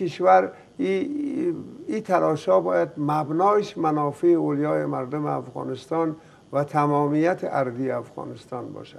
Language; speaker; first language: Persian; native; Persian